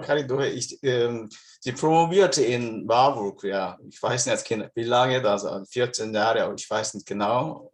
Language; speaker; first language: German; non-native, learner; Korean